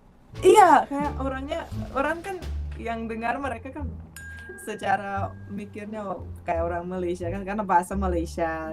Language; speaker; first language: Indonesian; non-native, fluent; Russian